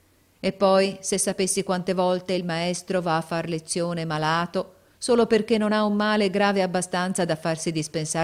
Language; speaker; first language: Italian; native; Italian